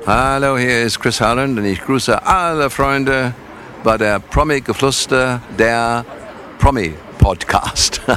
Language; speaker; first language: German; non-native, fluent; English